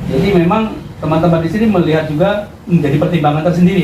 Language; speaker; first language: Indonesian; native; Indonesian